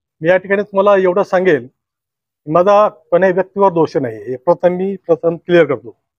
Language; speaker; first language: Marathi; native; Marathi